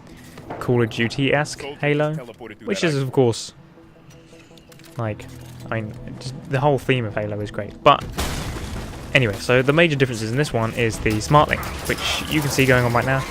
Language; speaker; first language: English; native; English